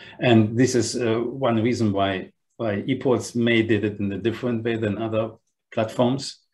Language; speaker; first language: English; non-native, fluent; German